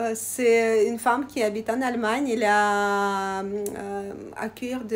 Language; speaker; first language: French; non-native, learner; Russian